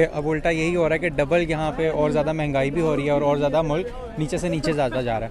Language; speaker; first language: Urdu; native; Urdu